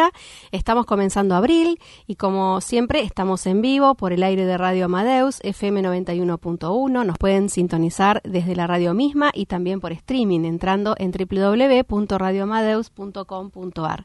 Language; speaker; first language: Spanish; native; Spanish